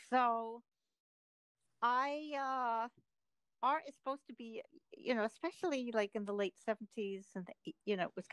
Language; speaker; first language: English; native; English